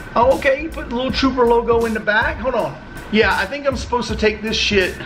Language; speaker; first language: English; native; English